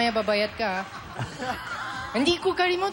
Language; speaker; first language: Filipino; non-native, learner; Japanese